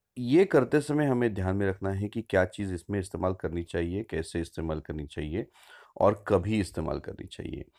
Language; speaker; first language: Hindi; non-native, local second language; Marathi